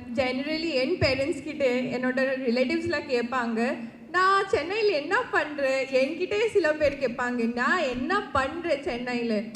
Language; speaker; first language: Tamil; non-native, learner; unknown